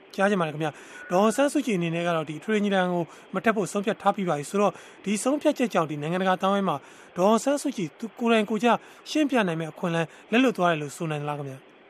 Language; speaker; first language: Burmese; native; Burmese